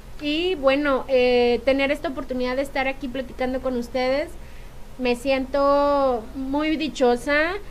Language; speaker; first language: Spanish; native; Spanish